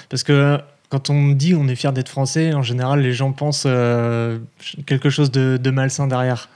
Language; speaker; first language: French; native; French